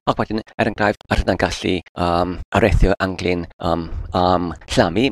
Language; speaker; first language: Welsh; non-native, learner; English